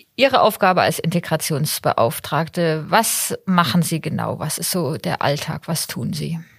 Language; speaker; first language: German; native; German